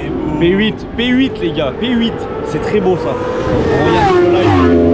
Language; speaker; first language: French; native; French